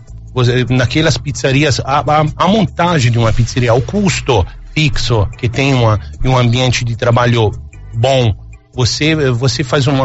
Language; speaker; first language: Portuguese; non-native, fluent; Italian